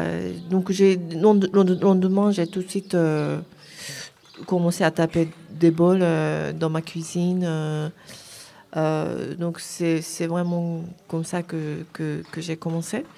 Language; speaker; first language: French; non-native, fluent; Japanese